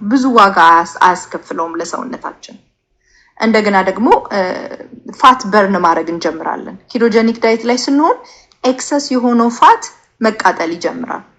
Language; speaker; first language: Amharic; native; Amharic